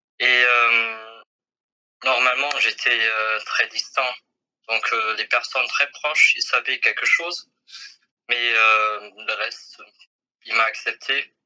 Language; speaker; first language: French; non-native, fluent; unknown